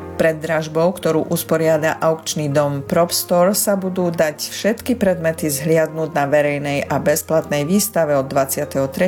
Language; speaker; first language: Slovak; early bilingual, heritage; Slovak